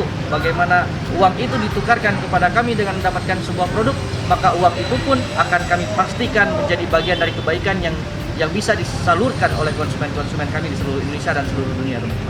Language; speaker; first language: Indonesian; native; Indonesian